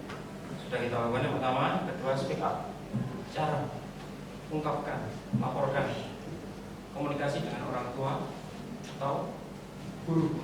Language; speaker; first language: Indonesian; native; Indonesian